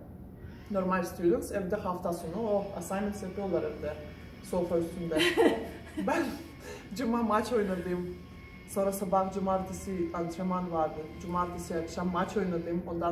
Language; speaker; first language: Turkish; non-native, fluent; Russian